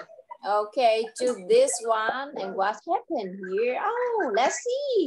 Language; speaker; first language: English; non-native, learner; Vietnamese